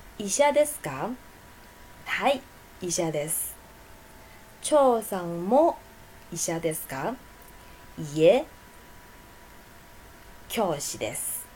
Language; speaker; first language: Japanese; non-native, fluent; Chinese